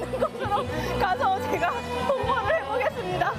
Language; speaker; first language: Korean; native; Korean